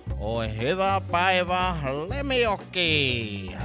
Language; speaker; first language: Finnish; non-native, learner; Norwegian